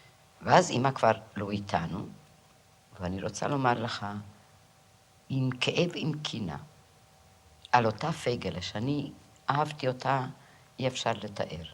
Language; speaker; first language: Hebrew; non-native, fluent; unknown